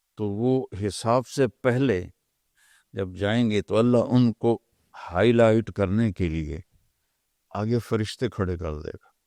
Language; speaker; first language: Urdu; non-native, local second language; Punjabi